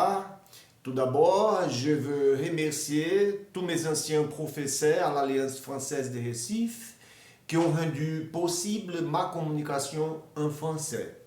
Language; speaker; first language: French; non-native, fluent; Portuguese